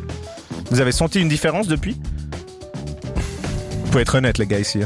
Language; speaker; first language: French; native; French